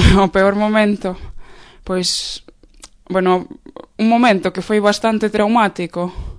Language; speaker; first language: Galician; non-native, fluent; Polish